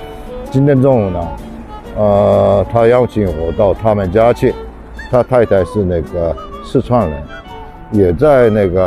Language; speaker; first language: Chinese; non-native, fluent; Japanese